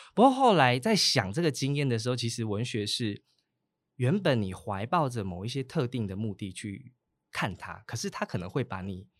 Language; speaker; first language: Chinese; native; Chinese